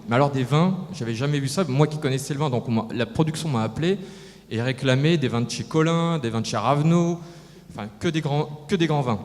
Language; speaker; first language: French; native; French